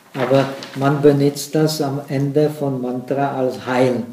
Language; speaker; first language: German; non-native, fluent; Czech